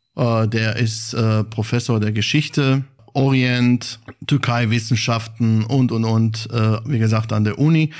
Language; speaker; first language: German; non-native, fluent; Bosnian